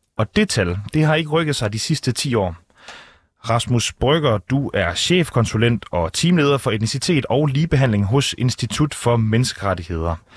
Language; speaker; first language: Danish; native; Danish